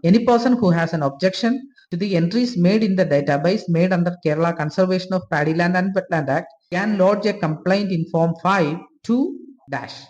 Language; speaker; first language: English; non-native, local second language; Malayalam